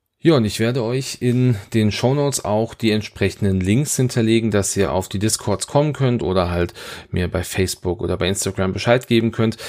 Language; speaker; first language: German; native; German